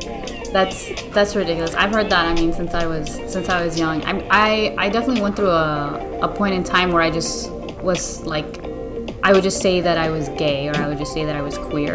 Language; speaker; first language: English; early bilingual, other home language; Spanish